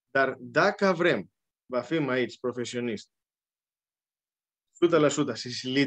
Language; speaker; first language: Romanian; non-native, learner; Greek